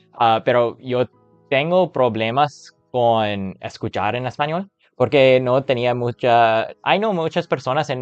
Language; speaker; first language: Spanish; non-native, learner; English